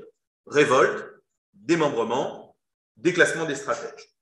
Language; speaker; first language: French; native; French